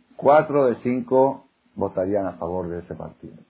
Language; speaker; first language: Spanish; non-native, fluent; Hebrew